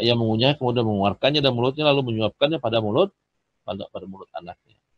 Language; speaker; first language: Indonesian; native; Indonesian